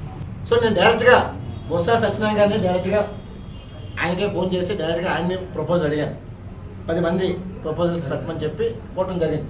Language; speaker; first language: Telugu; native; Telugu